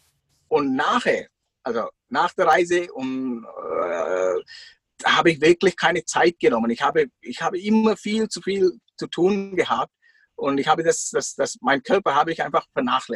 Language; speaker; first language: German; non-native, fluent; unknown